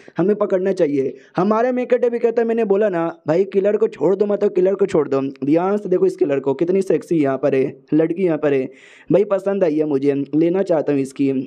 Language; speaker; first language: Hindi; native; Hindi